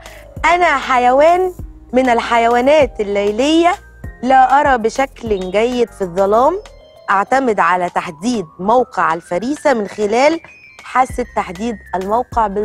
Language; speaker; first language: Arabic; native; Arabic